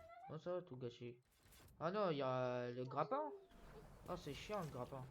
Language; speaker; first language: French; native; French